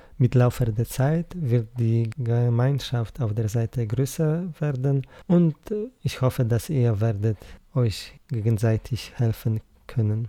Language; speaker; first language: German; non-native, learner; Polish